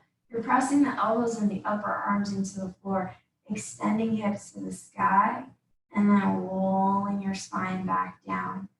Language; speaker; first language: English; native; English